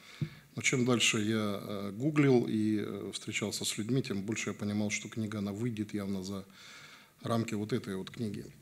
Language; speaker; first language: Russian; native; Russian